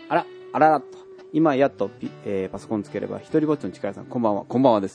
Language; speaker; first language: Japanese; native; Japanese